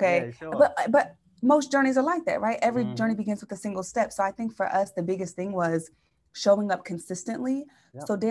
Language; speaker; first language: English; native; English